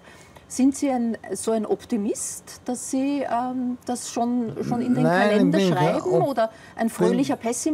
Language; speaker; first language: German; native; German